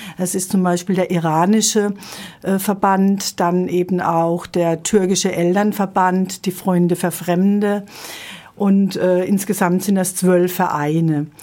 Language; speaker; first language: German; native; German